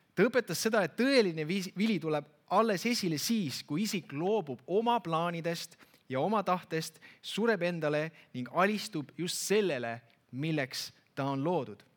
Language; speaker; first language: Estonian; native; Estonian